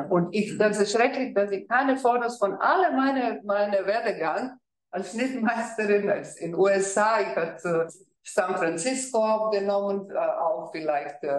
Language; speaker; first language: German; non-native, fluent; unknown